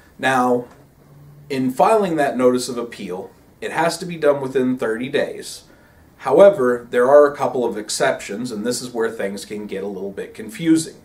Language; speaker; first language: English; native; English